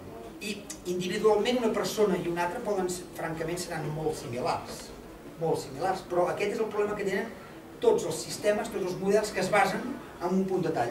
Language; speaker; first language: Catalan; native; Catalan